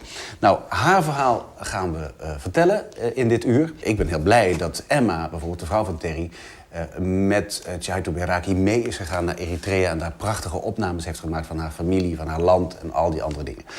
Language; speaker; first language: Dutch; native; Dutch